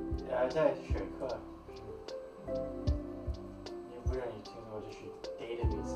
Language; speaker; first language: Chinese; early bilingual, heritage; English